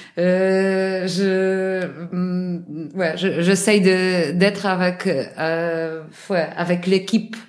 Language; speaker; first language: French; non-native, learner; Polish